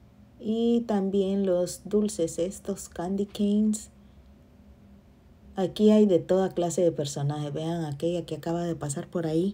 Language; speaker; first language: Spanish; native; Spanish